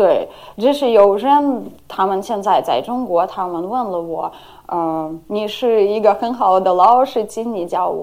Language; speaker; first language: Chinese; non-native, learner; Ukrainian